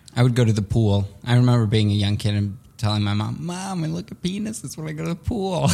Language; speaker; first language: English; early bilingual, other home language; Russian